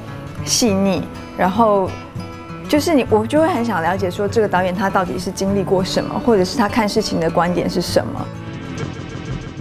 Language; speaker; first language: Chinese; native; Chinese